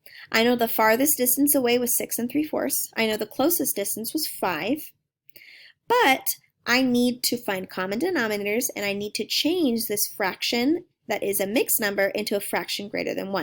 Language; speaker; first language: English; native; English